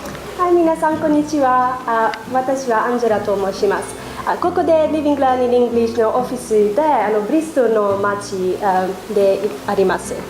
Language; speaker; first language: Japanese; non-native, learner; English